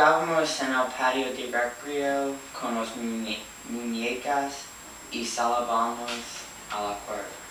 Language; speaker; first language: Spanish; non-native, learner; English